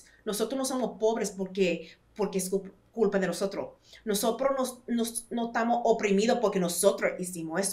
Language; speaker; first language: Spanish; early bilingual, heritage; Spanish